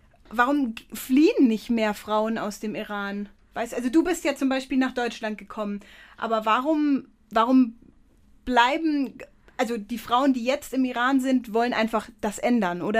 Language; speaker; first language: German; native; German